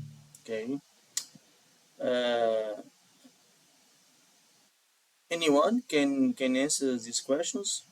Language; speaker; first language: English; non-native, learner; Portuguese